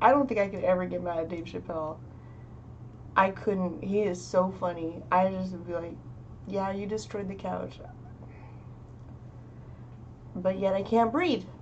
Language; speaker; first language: English; native; English